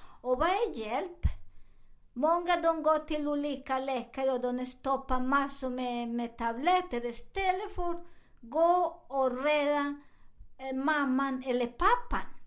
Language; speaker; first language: Swedish; non-native, fluent; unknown